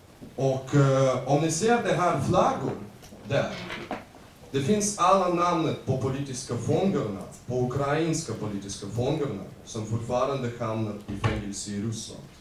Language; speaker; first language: Swedish; non-native, learner; Ukrainian